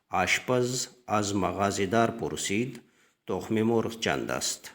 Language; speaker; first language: Persian; non-native, fluent; Urdu